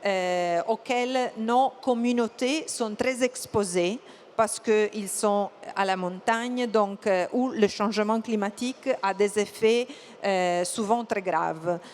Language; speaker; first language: French; non-native, fluent; Italian